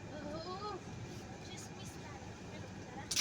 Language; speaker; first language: Filipino; non-native, local second language; Bikol